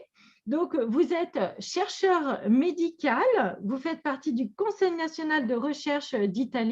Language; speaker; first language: French; native; French